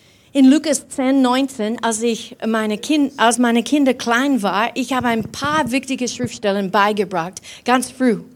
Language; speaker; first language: German; non-native, fluent; English